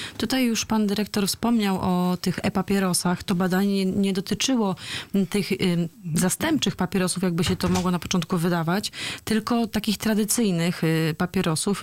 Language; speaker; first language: Polish; native; Polish